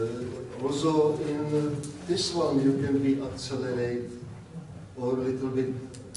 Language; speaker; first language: English; non-native, learner; Czech